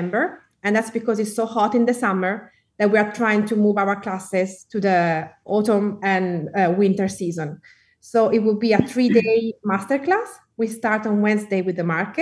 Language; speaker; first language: English; non-native, fluent; Italian